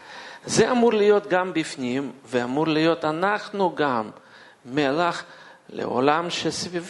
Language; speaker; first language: Hebrew; non-native, fluent; Russian